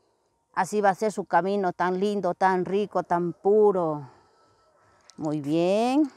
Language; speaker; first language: Spanish; native; Spanish